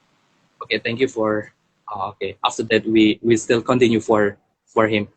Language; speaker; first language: English; non-native, learner; Indonesian